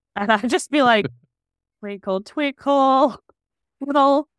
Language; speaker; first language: English; native; English